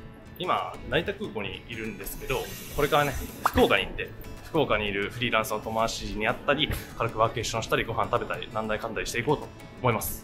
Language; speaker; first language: Japanese; native; Japanese